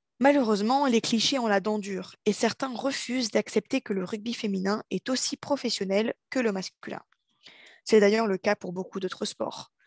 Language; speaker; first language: French; native; French